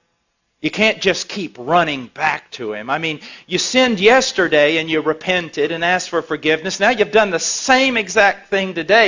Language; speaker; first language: English; native; English